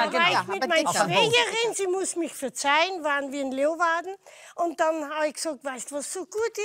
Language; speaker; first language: German; non-native, fluent; Dutch